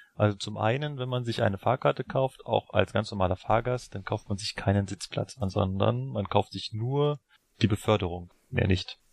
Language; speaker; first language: German; native; German